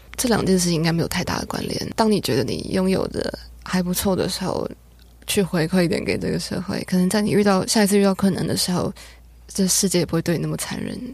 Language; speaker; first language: Chinese; native; Chinese